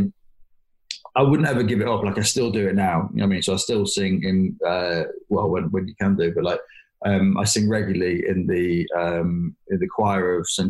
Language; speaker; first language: English; native; English